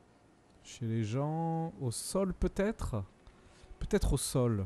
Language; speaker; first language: French; native; French